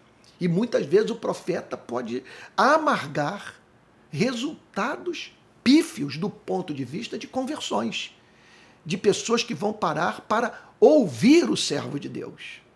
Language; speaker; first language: Portuguese; native; Portuguese